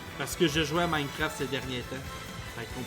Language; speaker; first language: French; native; French